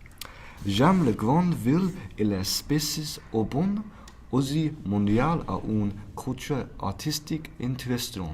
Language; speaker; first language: French; non-native, learner; English